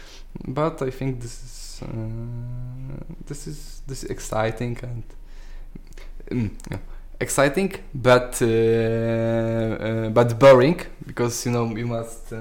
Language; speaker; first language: English; non-native, learner; Polish